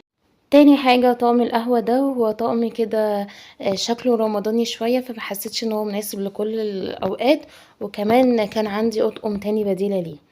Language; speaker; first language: Arabic; native; Arabic